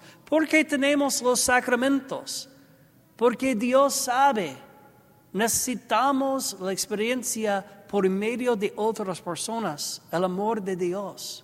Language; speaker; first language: Spanish; non-native, learner; English